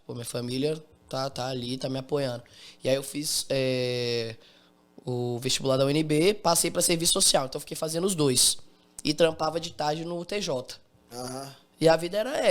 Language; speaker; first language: Portuguese; native; Portuguese